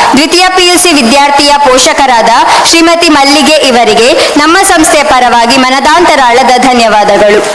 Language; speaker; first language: Kannada; native; Kannada